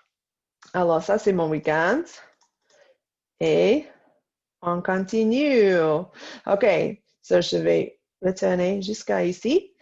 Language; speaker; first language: French; non-native, fluent; English